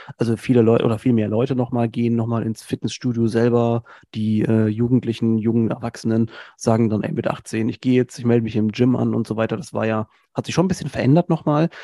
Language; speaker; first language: German; native; German